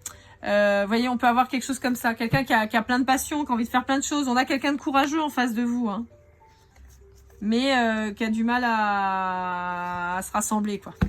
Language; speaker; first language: French; native; French